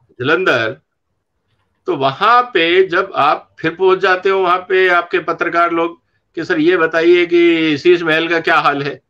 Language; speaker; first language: Hindi; native; Hindi